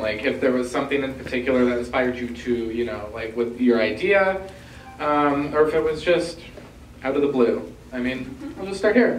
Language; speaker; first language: English; native; English